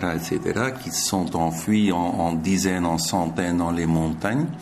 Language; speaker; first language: French; native; French